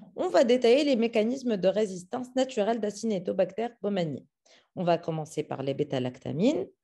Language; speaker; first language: French; non-native, local second language; Arabic